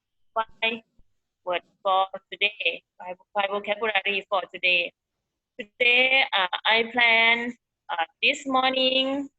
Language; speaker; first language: English; non-native, learner; Thai